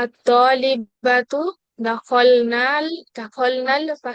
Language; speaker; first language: Arabic; non-native, learner; Bangla